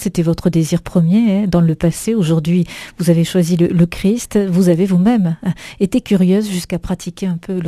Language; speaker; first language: French; native; French